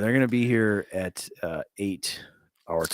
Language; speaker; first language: English; native; English